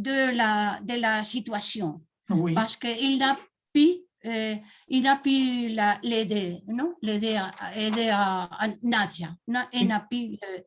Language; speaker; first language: French; non-native, learner; Spanish